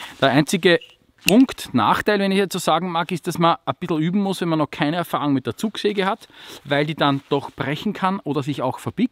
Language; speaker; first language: German; native; German